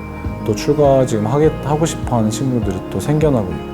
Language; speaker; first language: Korean; native; Korean